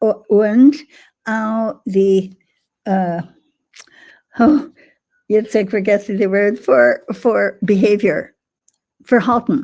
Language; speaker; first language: German; non-native, fluent; English